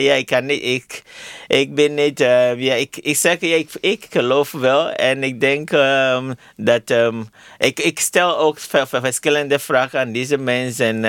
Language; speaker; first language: Dutch; non-native, learner; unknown